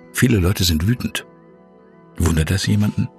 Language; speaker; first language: German; native; German